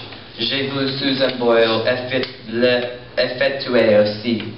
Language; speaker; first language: French; non-native, learner; English